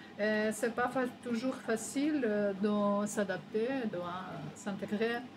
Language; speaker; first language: French; non-native, learner; Ukrainian